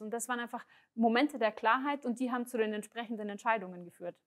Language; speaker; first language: German; native; German